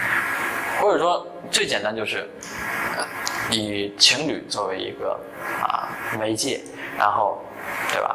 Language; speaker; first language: Chinese; native; Chinese